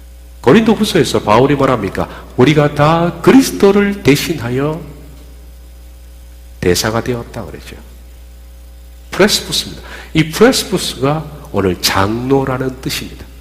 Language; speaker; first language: Korean; native; Korean